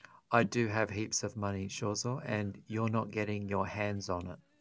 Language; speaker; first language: English; native; English